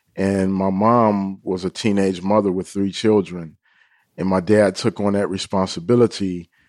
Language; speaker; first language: English; native; English